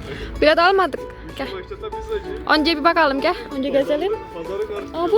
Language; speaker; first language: Turkish; non-native, learner; Indonesian